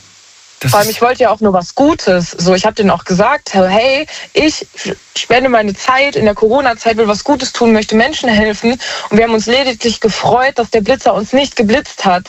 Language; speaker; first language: German; native; German